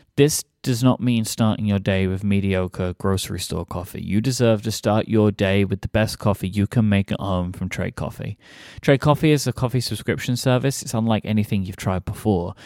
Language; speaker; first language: English; native; English